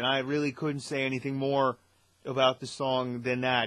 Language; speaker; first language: English; native; English